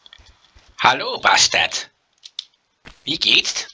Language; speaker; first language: German; non-native, learner; Dutch